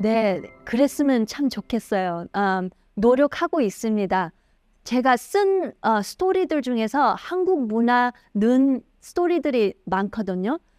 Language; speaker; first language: Korean; early bilingual, heritage; Korean